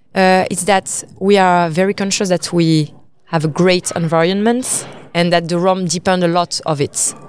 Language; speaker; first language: English; non-native, fluent; French